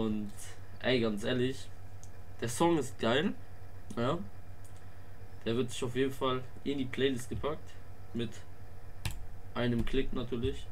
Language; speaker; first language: German; native; German